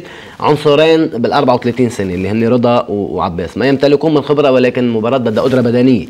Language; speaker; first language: Arabic; native; Arabic